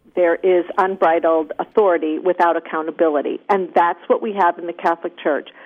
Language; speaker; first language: English; native; English